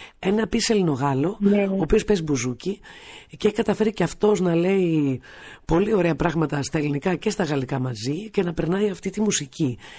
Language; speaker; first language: Greek; native; Greek